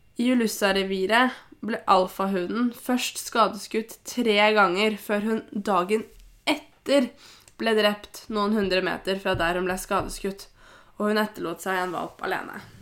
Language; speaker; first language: Norwegian; native; Norwegian